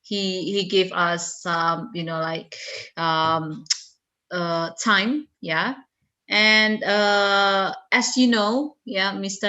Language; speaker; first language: English; non-native, fluent; Indonesian